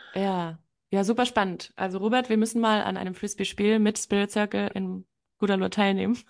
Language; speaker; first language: German; native; German